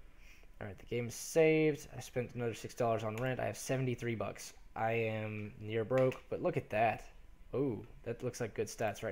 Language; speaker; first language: English; native; English